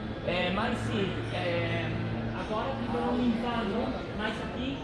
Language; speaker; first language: Portuguese; non-native, learner; Spanish